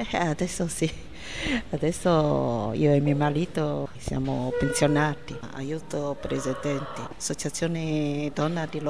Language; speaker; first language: Italian; non-native, learner; Chinese